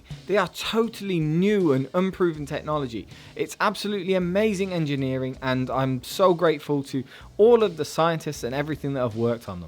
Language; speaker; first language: English; native; English